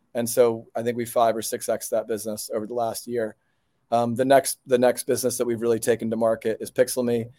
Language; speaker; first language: English; native; English